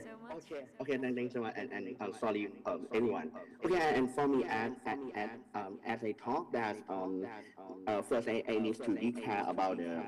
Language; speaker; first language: English; non-native, learner; Thai